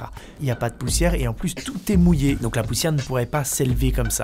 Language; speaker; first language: French; native; French